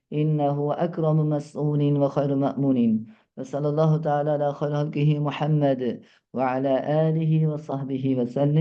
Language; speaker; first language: Arabic; non-native, fluent; Uzbek